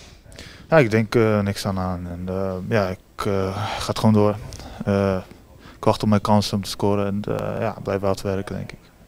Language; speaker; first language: Dutch; early bilingual, heritage; Japanese